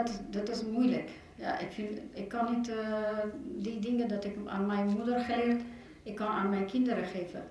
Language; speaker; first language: Dutch; non-native, learner; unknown